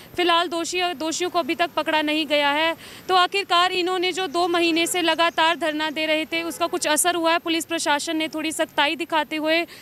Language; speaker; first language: Hindi; non-native, local second language; Punjabi